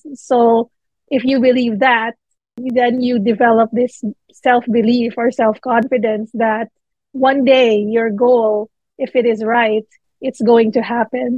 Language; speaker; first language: English; non-native, local second language; Filipino